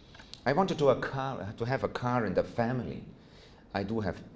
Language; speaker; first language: English; non-native, fluent; German